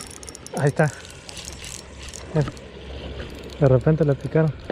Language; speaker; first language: Spanish; native; Spanish